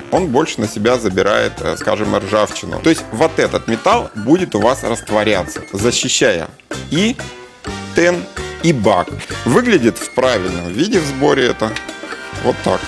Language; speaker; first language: Russian; native; Russian